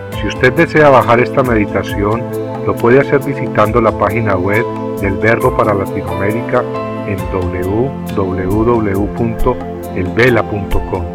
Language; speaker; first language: Spanish; native; Spanish